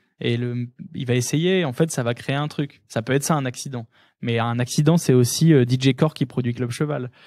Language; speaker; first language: French; native; French